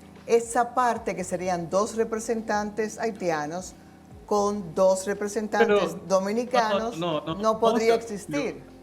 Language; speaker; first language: Spanish; native; Spanish